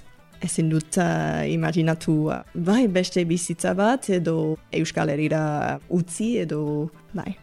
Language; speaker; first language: Basque; non-native, learner; English